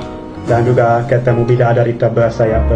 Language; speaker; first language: Indonesian; non-native, fluent; Hungarian